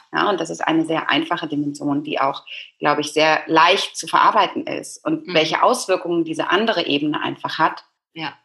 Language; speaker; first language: German; native; German